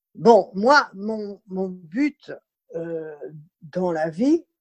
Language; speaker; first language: French; native; French